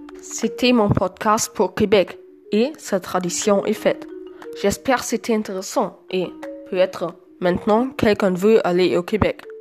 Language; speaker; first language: French; non-native, learner; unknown